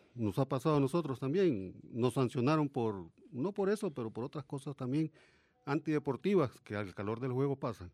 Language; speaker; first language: Spanish; native; Spanish